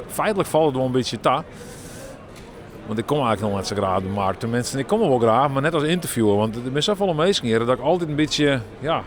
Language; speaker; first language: Dutch; non-native, local second language; Western Frisian